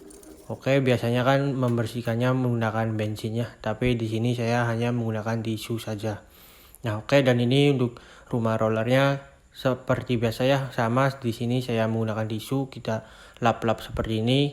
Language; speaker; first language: Indonesian; native; Indonesian